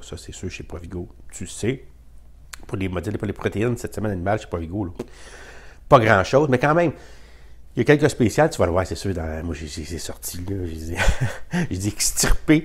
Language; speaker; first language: French; native; French